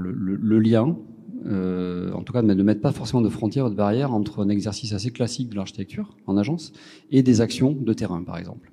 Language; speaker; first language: French; native; French